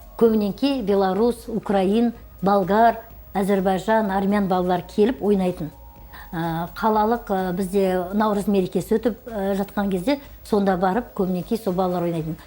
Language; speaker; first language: Kazakh; native; Kazakh